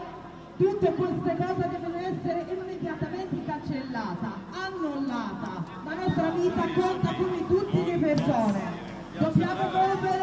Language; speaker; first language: Italian; non-native, fluent; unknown